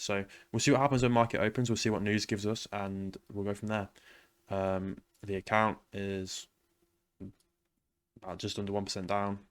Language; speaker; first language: English; native; English